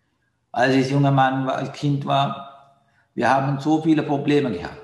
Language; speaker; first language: German; non-native, learner; Sinhala